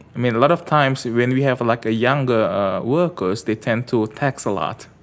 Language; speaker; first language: English; early bilingual, other home language; Indonesian